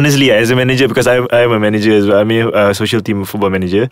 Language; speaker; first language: English; non-native, local second language; Malay